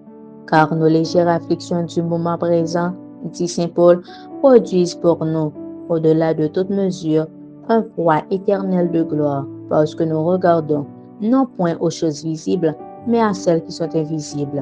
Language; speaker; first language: French; non-native, local second language; Haitian Creole